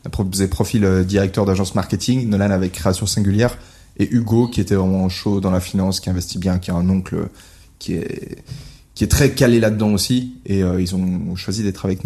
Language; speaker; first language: French; native; French